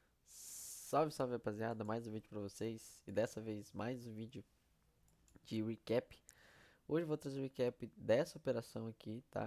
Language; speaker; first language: Portuguese; native; Portuguese